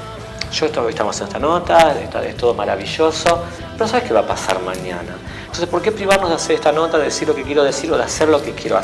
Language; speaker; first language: Spanish; native; Spanish